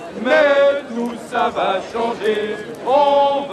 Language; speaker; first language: French; non-native, learner; Romanian